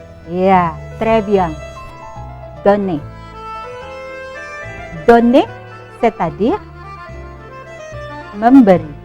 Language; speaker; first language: French; non-native, fluent; Indonesian